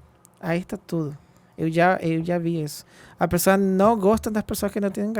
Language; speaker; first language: Portuguese; non-native, fluent; Spanish